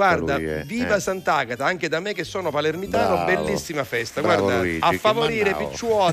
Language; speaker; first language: Italian; native; Italian